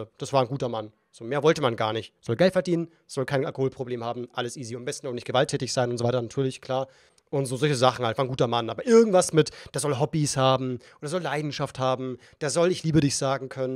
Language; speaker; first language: German; native; German